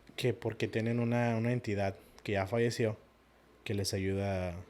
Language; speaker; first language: Spanish; early bilingual, heritage; Spanish